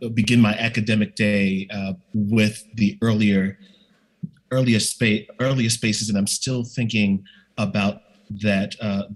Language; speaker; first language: English; native; English